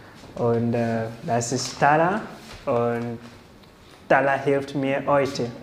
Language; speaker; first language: German; non-native, learner; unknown